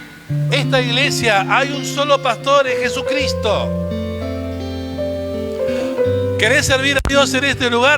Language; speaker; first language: Spanish; native; Spanish